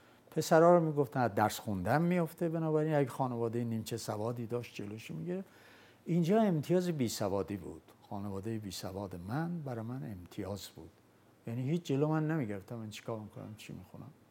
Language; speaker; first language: Persian; non-native, local second language; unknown